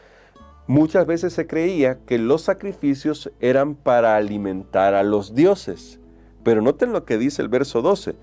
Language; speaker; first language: Spanish; native; Spanish